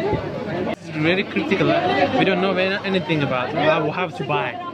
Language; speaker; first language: English; non-native, learner; Turkish